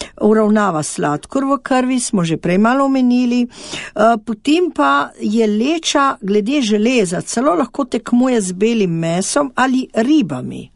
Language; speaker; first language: Slovenian; native; Slovenian